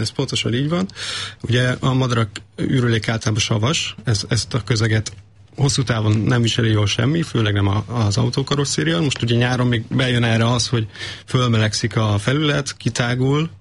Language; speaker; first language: Hungarian; native; Hungarian